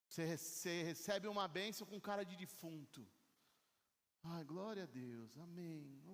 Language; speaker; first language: Portuguese; native; Portuguese